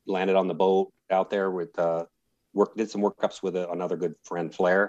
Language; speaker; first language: English; native; English